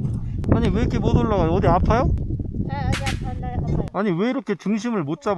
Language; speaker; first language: Korean; native; Korean